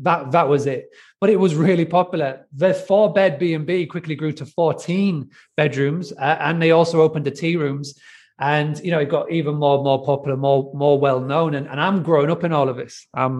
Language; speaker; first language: English; native; English